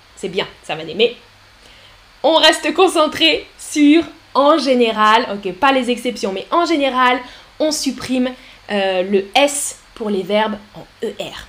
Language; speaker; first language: French; native; French